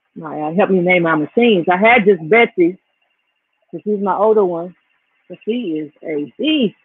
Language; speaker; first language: English; native; English